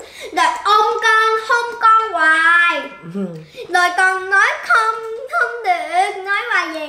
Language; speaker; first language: Vietnamese; early bilingual, heritage; Korean